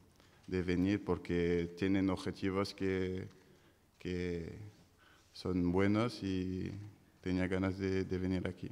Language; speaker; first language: Spanish; non-native, fluent; French